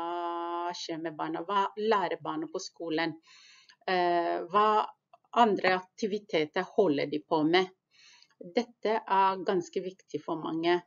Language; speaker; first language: Norwegian; non-native, fluent; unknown